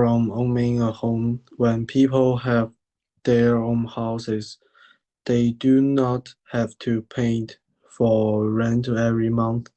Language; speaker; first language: English; non-native, learner; Chinese